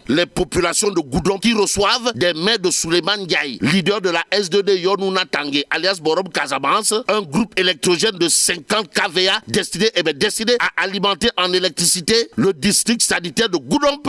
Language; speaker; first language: French; non-native, local second language; Wolof